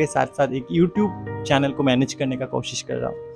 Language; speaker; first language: Hindi; non-native, local second language; Assamese